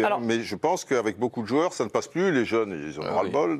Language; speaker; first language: French; native; French